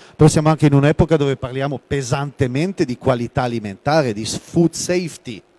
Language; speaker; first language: Italian; non-native, local second language; German